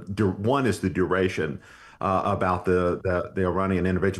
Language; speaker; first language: English; native; English